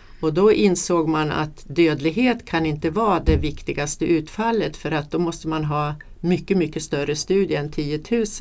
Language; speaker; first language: Swedish; native; Swedish